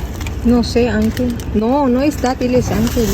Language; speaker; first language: Spanish; non-native, learner; Filipino